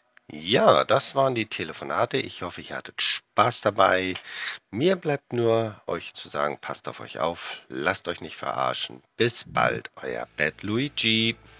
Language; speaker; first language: German; native; German